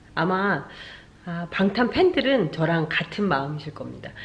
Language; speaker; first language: Korean; native; Korean